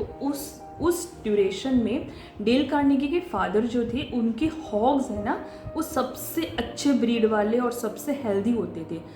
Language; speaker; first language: Hindi; non-native, local second language; Gujarati